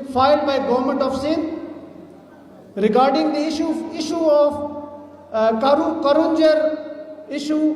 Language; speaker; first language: English; non-native, local second language; Urdu